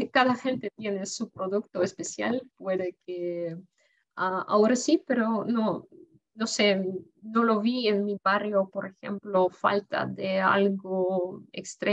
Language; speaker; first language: Spanish; non-native, fluent; Russian